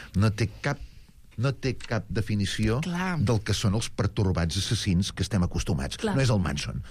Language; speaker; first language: Catalan; native; Catalan